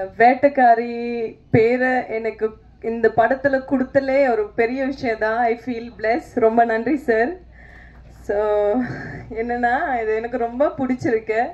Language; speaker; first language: Tamil; non-native, fluent; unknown